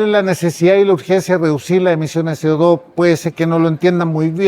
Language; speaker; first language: Spanish; native; Spanish